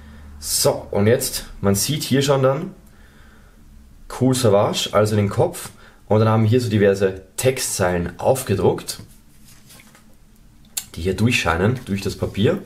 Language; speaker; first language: German; native; German